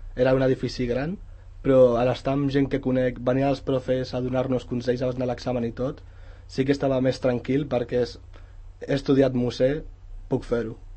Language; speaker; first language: Catalan; non-native, local second language; Spanish